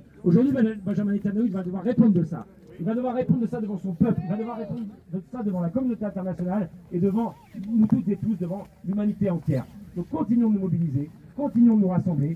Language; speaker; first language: French; native; French